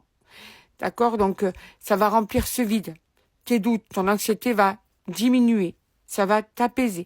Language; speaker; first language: French; native; French